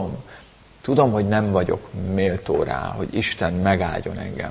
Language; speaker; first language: Hungarian; native; Hungarian